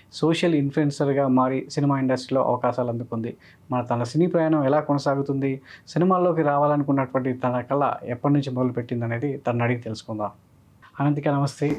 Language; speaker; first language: Telugu; native; Telugu